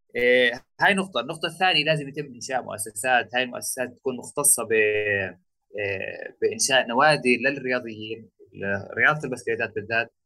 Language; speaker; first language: Arabic; native; Arabic